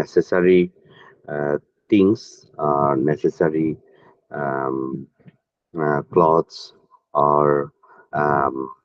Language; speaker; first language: English; non-native, learner; Bangla